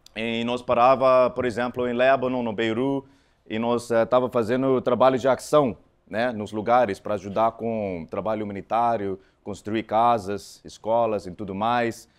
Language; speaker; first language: Portuguese; non-native, fluent; Afrikaans